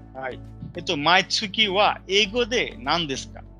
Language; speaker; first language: Japanese; non-native, fluent; Bangla